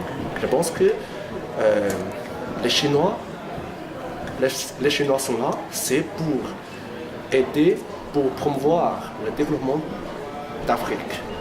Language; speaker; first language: French; non-native, fluent; Chinese